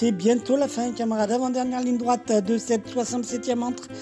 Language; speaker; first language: French; native; French